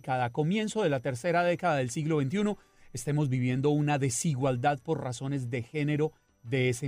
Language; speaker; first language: Spanish; native; Spanish